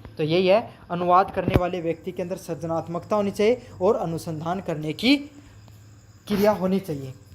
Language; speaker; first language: Hindi; native; Hindi